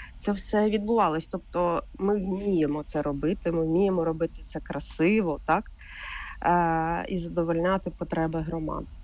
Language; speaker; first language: Ukrainian; native; Ukrainian